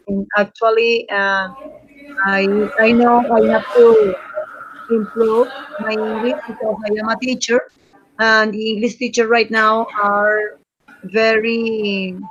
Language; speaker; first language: English; non-native, learner; Spanish